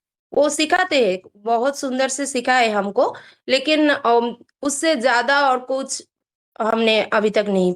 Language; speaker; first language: Hindi; non-native, local second language; Bangla